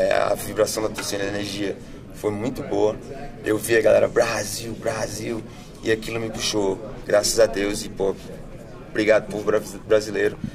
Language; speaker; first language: Portuguese; native; Portuguese